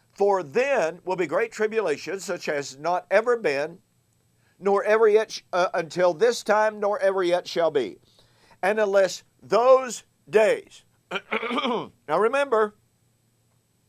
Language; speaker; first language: English; native; English